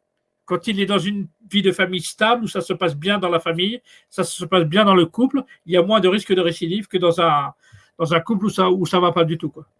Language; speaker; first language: French; native; French